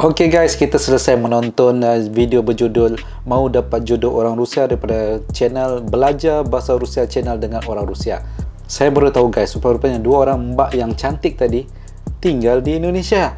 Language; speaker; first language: Indonesian; non-native, local second language; Malay